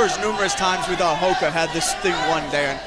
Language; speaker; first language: English; native; English